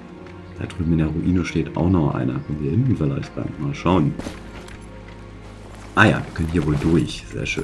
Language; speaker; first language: German; native; German